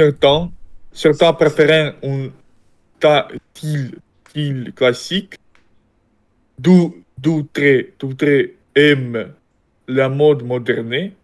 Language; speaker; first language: French; non-native, learner; Russian